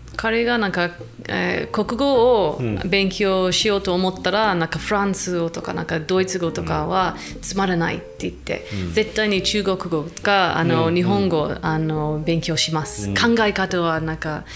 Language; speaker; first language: Japanese; non-native, fluent; English